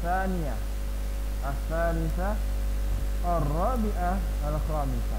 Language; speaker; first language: Arabic; non-native, fluent; Indonesian